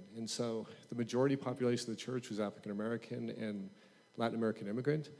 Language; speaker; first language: English; native; English